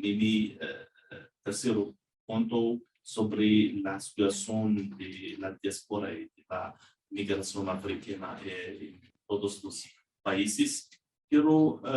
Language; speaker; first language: Spanish; non-native, learner; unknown